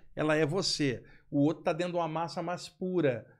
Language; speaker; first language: Portuguese; native; Portuguese